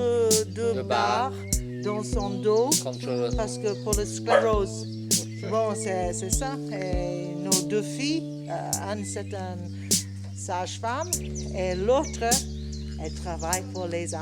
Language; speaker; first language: French; non-native, learner; English